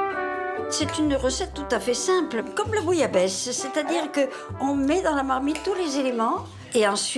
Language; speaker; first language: French; native; French